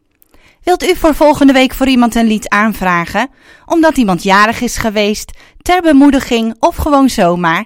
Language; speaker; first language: Dutch; native; Dutch